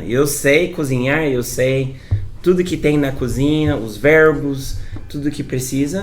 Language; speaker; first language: Portuguese; non-native, fluent; English